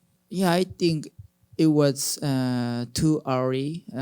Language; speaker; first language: English; non-native, learner; Japanese